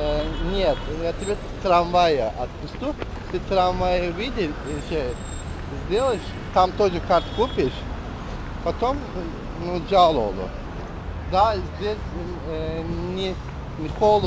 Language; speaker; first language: Russian; non-native, learner; Azerbaijani